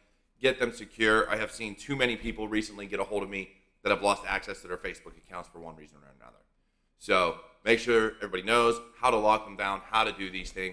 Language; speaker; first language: English; native; English